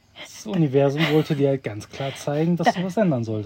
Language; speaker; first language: German; native; German